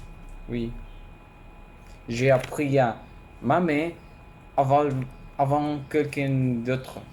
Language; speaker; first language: French; non-native, learner; Spanish